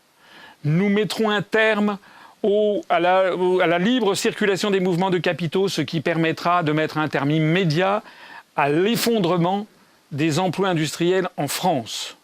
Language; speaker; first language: French; native; French